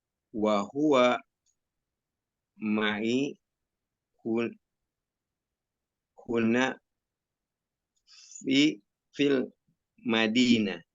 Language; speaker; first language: Arabic; non-native, learner; Indonesian